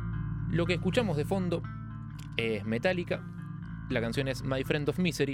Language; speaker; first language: Spanish; native; Spanish